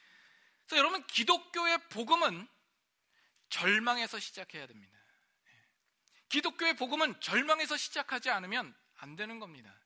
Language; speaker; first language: Korean; native; Korean